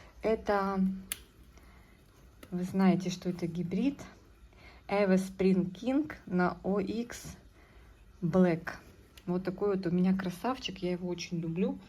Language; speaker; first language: Russian; native; Russian